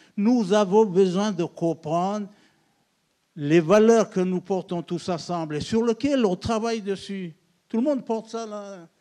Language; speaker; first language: French; non-native, local second language; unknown